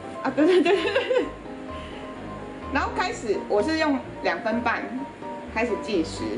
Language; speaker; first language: Chinese; native; Chinese